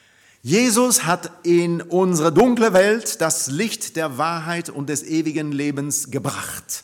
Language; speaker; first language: German; non-native, fluent; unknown